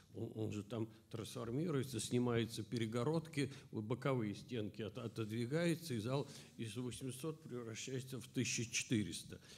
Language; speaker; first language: Russian; native; Russian